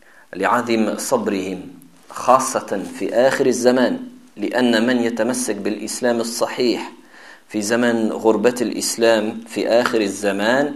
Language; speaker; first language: Arabic; non-native, fluent; French